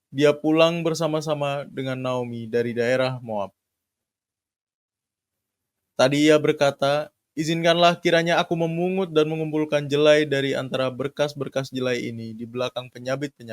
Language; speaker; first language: Indonesian; native; Indonesian